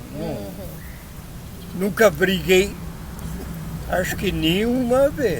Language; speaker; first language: Portuguese; non-native, learner; Spanish